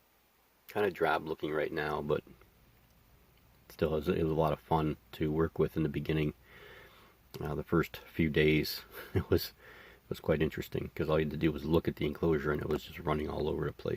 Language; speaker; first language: English; native; English